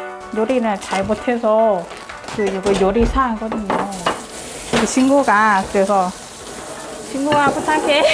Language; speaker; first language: Korean; non-native, fluent; Thai